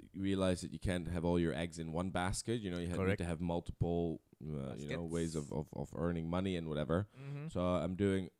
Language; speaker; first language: English; non-native, fluent; Dutch